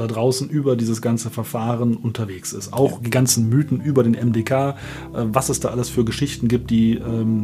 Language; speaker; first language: German; native; German